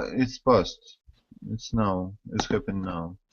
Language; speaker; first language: English; non-native, learner; Russian